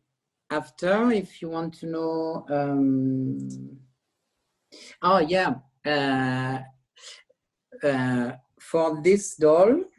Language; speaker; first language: English; non-native, learner; French